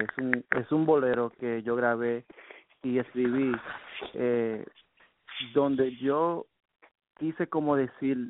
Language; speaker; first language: Spanish; early bilingual, heritage; Spanish